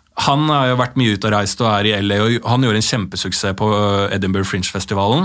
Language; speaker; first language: Norwegian; native; Norwegian